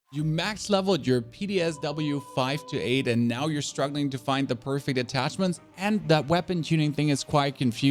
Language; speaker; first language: English; non-native, fluent; German